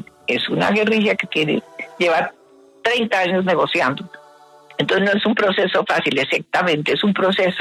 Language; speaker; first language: Spanish; native; Spanish